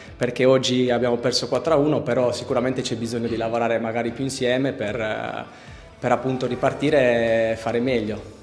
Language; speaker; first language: Italian; native; Italian